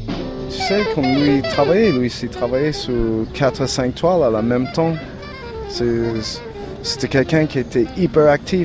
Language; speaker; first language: French; non-native, learner; English